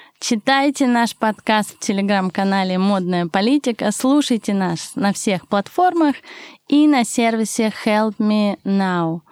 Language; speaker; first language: Russian; native; Russian